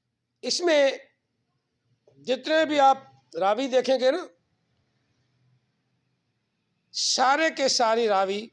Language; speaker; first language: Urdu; non-native, local second language; Punjabi